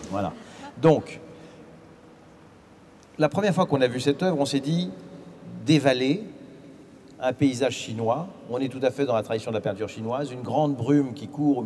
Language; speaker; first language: French; native; French